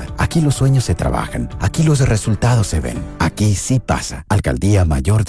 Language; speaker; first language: Spanish; native; Spanish